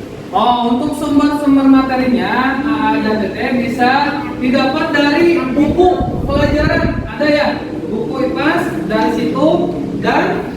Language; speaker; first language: Indonesian; non-native, local second language; Sundanese